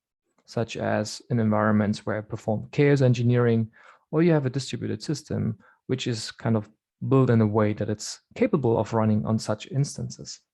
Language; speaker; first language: English; non-native, fluent; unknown